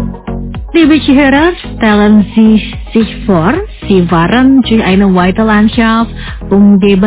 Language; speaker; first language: German; non-native, fluent; Indonesian